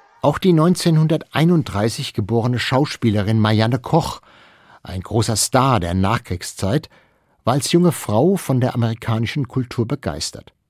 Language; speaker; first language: German; native; German